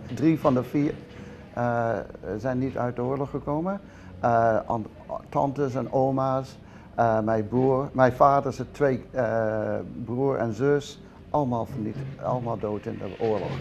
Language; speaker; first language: Dutch; early bilingual, heritage; Dutch